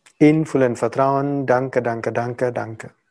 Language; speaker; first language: German; non-native, learner; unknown